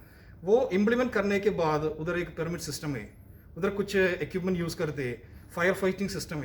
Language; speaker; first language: Hindi; non-native, local second language; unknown